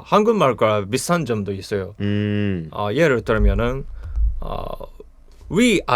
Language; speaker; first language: Korean; non-native, fluent; Japanese